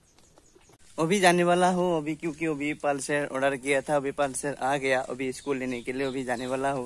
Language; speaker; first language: Hindi; non-native, local second language; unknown